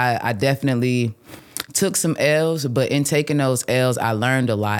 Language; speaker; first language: English; native; English